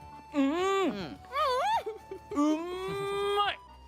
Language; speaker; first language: Japanese; native; Japanese